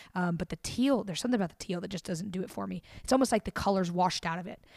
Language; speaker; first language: English; native; English